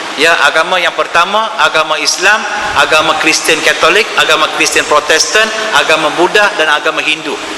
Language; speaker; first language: Malay; non-native, local second language; Tamil